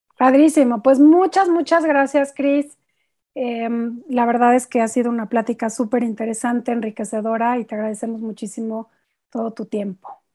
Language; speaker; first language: Spanish; native; Spanish